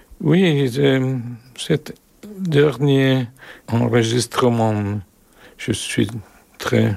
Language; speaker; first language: French; non-native, learner; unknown